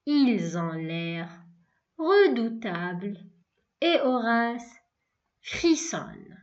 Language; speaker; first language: French; non-native, local second language; Arabic